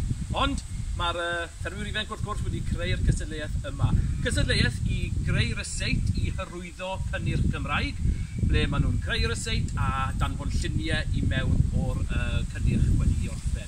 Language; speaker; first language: Welsh; native; Welsh